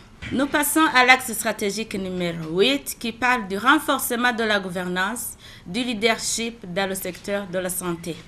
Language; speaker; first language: French; non-native, local second language; Rundi